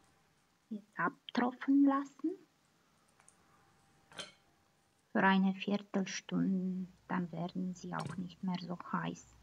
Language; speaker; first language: German; non-native, fluent; Romanian